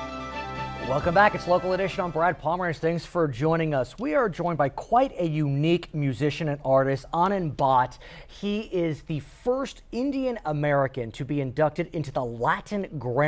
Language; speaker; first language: English; native; English